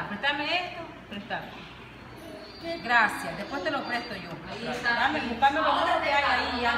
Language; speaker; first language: Spanish; native; Spanish